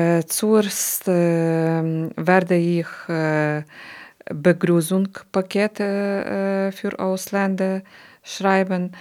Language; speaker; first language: German; non-native, learner; Ukrainian